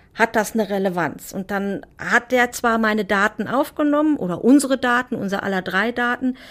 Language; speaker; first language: German; native; German